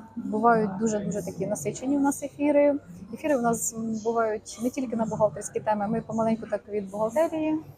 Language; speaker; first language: Ukrainian; non-native, local second language; Russian